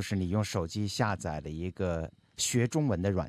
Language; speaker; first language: Chinese; native; Chinese